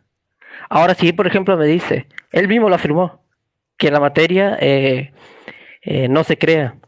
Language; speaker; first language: Spanish; native; Spanish